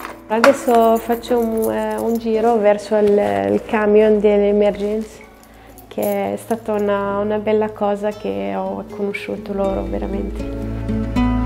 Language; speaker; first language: Italian; non-native, fluent; Arabic